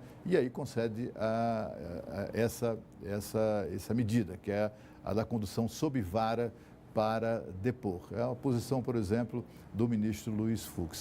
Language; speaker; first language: Portuguese; native; Portuguese